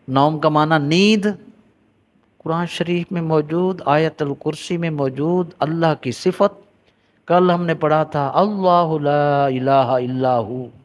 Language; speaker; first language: Urdu; native; Urdu